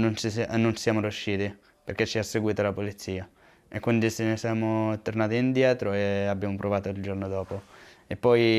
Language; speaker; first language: Italian; early bilingual, other home language; Arabic